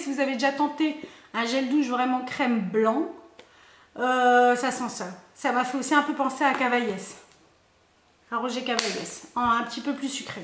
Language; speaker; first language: French; native; French